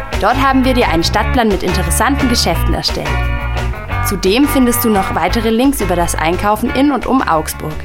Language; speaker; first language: German; native; German